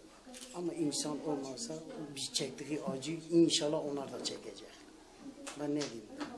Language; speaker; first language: Turkish; non-native, local second language; Kurdish